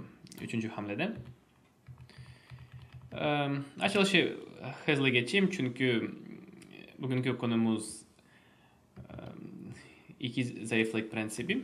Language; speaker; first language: Turkish; non-native, fluent; Russian